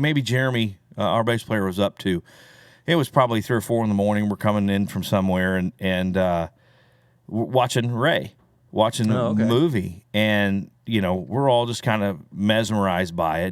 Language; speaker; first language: English; native; English